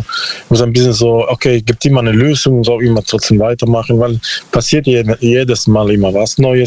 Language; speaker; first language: German; non-native, learner; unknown